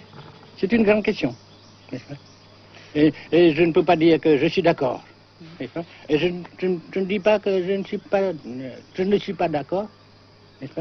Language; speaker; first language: French; non-native, local second language; Vietnamese